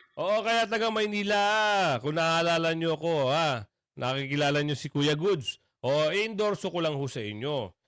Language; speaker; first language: Filipino; native; Filipino